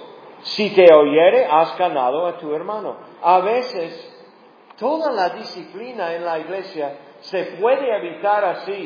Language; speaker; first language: Spanish; non-native, fluent; English